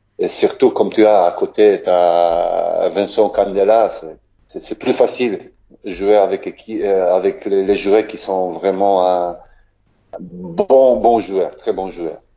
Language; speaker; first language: French; non-native, learner; Polish